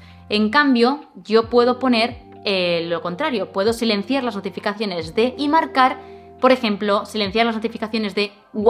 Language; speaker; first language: Spanish; native; Spanish